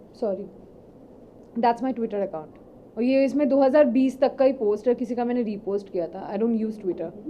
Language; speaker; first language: Hindi; non-native, local second language; Bangla